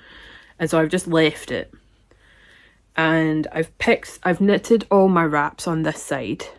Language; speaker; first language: English; native; English